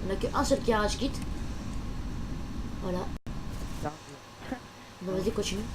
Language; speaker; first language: French; native; French